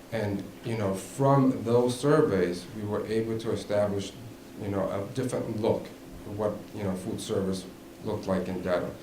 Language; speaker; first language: English; native; English